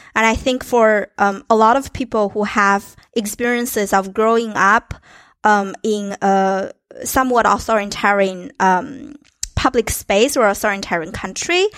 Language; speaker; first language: English; non-native, fluent; Chinese